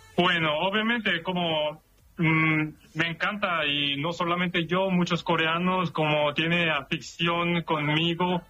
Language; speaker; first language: Spanish; non-native, learner; Korean